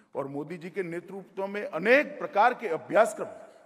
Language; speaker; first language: Hindi; non-native, local second language; Gujarati